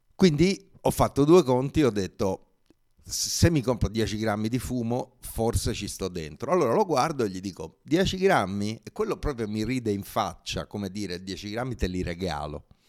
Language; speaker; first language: Italian; native; Italian